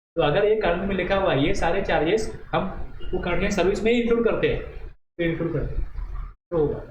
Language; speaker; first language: Hindi; non-native, local second language; Marathi